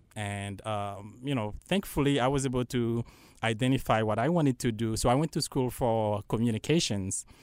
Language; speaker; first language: English; non-native, fluent; Haitian Creole